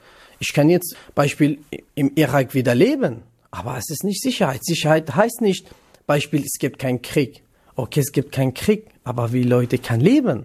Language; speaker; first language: German; non-native, learner; Kurdish